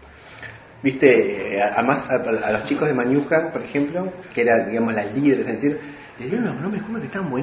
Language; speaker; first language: Spanish; native; Spanish